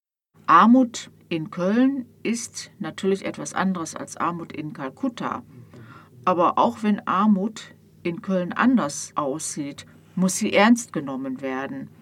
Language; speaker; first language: German; native; German